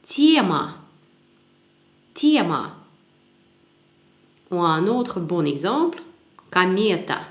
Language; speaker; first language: French; non-native, fluent; Russian